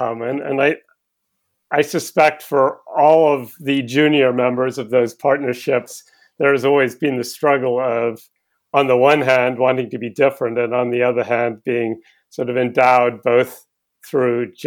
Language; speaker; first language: English; native; English